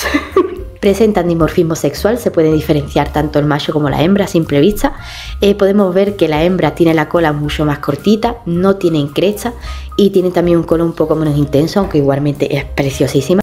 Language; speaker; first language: Spanish; native; Spanish